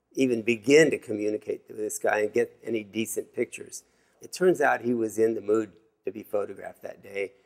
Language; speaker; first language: English; native; English